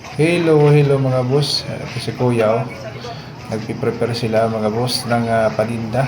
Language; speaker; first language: Filipino; non-native, local second language; Cebuano